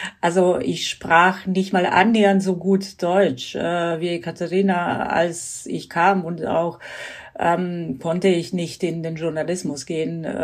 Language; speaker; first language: German; non-native, fluent; Croatian